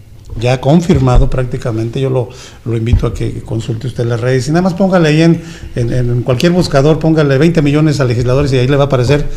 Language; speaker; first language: Spanish; native; Spanish